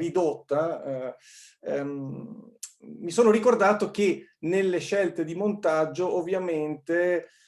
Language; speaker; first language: Italian; native; Italian